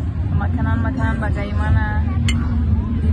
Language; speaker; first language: Indonesian; non-native, learner; Turkish